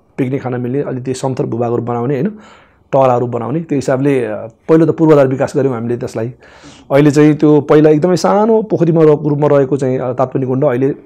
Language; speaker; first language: Nepali; non-native, local second language; Gurung